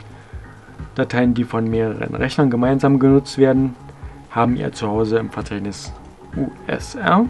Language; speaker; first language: German; native; German